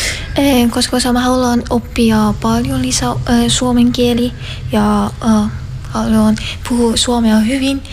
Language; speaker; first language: Finnish; non-native, learner; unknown